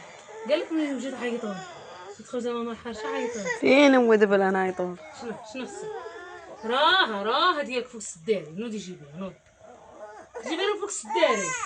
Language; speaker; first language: Arabic; native; Arabic